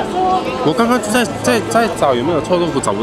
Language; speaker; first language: Chinese; native; Chinese